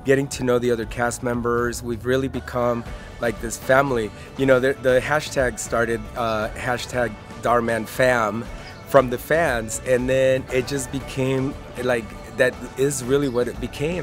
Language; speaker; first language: English; early bilingual, other home language; Spanish